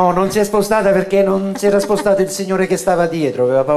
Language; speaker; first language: Italian; native; Italian